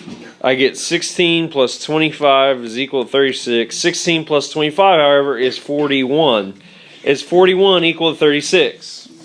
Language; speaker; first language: English; native; English